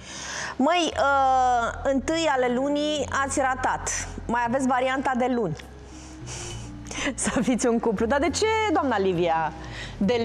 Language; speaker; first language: Romanian; native; Romanian